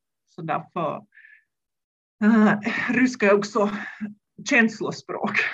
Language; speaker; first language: Swedish; non-native, fluent; Russian